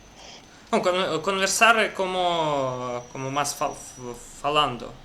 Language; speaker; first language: Portuguese; non-native, learner; Russian